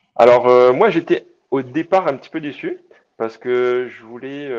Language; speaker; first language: French; native; French